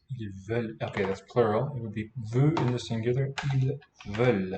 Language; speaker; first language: French; non-native, fluent; English